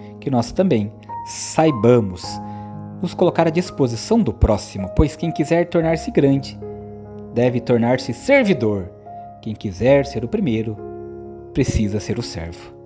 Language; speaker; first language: Portuguese; native; Portuguese